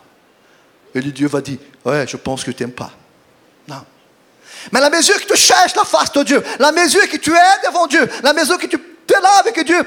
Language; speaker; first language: French; non-native, fluent; Portuguese